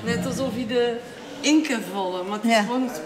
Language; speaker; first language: Dutch; non-native, fluent; English